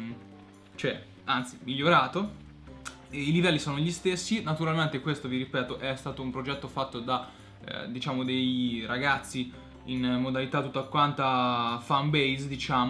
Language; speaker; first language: Italian; native; Italian